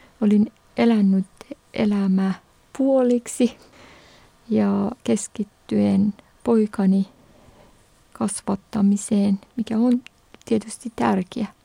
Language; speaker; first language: Finnish; non-native, fluent; Persian